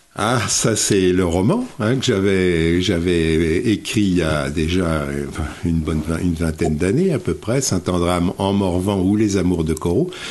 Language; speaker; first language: French; native; French